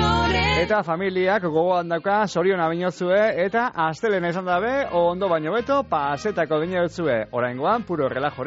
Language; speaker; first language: Basque; native; Basque